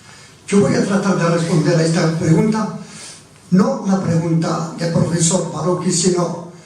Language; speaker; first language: Spanish; non-native, fluent; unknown